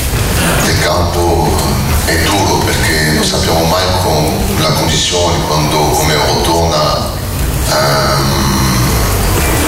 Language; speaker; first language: Italian; non-native, learner; French